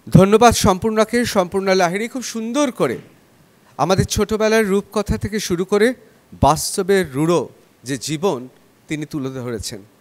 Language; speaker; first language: Bangla; native; Bangla